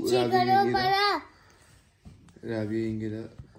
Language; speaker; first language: Turkish; non-native, learner; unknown